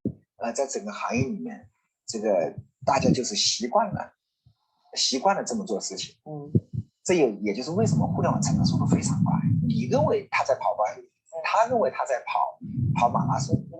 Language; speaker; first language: Chinese; native; Chinese